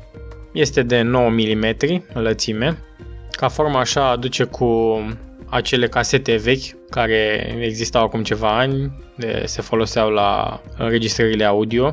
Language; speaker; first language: Romanian; native; Romanian